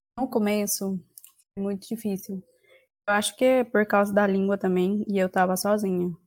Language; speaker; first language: Portuguese; non-native, fluent; Spanish